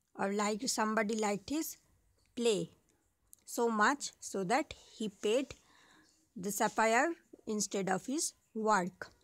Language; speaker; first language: English; non-native, local second language; Bangla